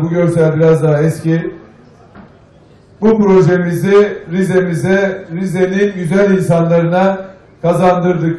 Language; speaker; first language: Turkish; native; Turkish